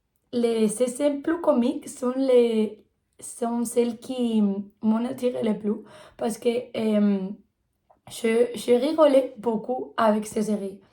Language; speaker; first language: French; non-native, learner; Spanish